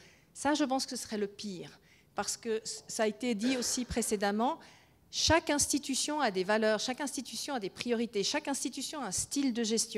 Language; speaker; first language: French; native; French